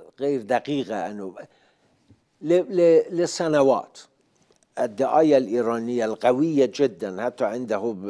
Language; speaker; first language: Arabic; non-native, fluent; Persian